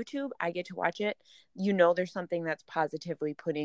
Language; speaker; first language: English; native; English